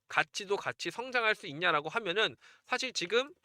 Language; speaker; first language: Korean; native; Korean